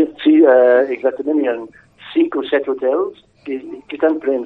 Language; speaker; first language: Catalan; non-native, fluent; English